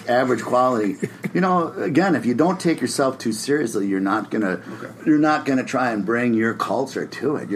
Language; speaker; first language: English; native; English